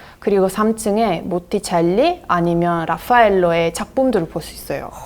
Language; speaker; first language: Korean; non-native, fluent; Italian